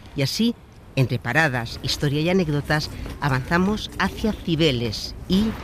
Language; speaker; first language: Spanish; native; Spanish